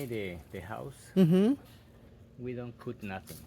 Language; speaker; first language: English; non-native, learner; Spanish